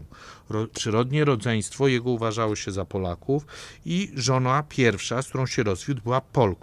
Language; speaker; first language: Polish; native; Polish